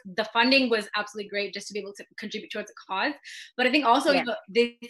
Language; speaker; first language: English; native; English